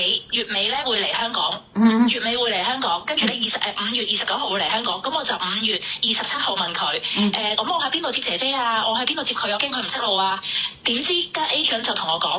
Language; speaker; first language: Cantonese; native; Cantonese